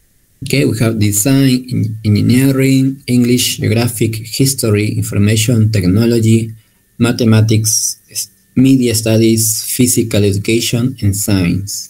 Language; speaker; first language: English; non-native, learner; Spanish